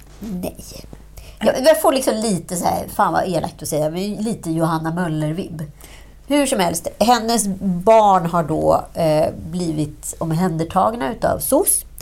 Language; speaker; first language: Swedish; native; Swedish